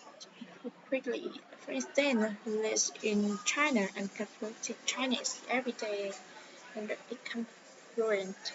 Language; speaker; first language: English; non-native, learner; Vietnamese